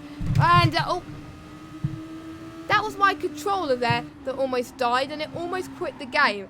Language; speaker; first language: English; native; English